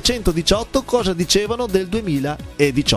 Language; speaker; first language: Italian; native; Italian